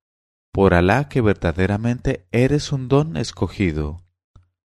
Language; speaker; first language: Spanish; native; Spanish